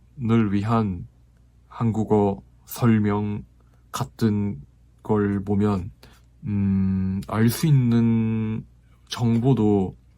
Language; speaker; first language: Korean; non-native, fluent; Japanese